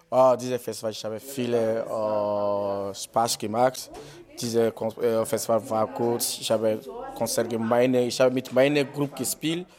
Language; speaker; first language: German; non-native, learner; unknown